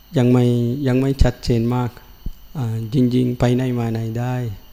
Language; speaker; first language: Thai; non-native, learner; Sinhala